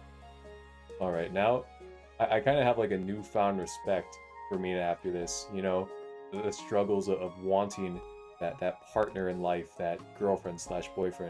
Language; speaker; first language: English; native; English